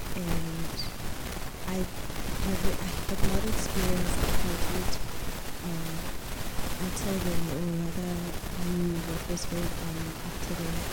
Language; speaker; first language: English; non-native, local second language; Tswana